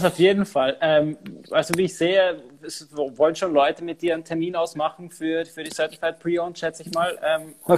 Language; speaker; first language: German; native; German